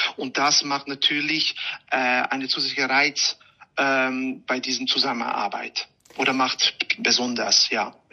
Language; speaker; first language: German; non-native, fluent; Hungarian